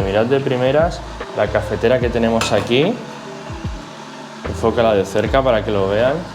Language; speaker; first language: Spanish; native; Spanish